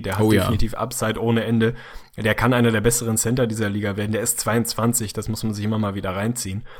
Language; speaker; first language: German; native; German